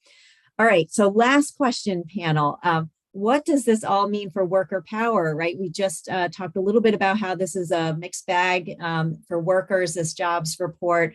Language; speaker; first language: English; native; English